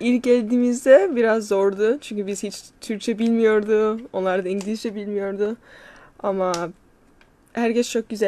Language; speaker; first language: Turkish; early bilingual, other home language; English